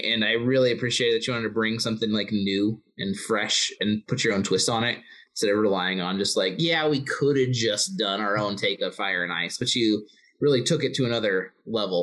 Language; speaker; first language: English; native; English